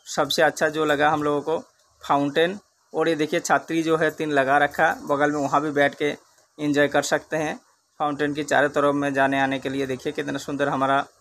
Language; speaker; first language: Hindi; non-native, local second language; Bangla